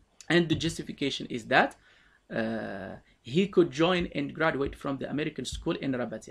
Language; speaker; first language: English; non-native, fluent; Arabic